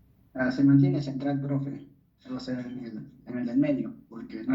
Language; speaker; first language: Spanish; native; Spanish